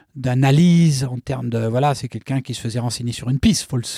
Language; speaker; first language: French; native; French